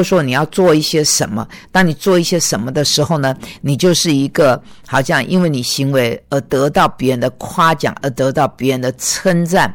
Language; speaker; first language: Chinese; native; Chinese